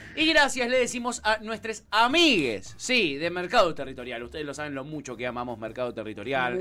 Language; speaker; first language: Spanish; native; Spanish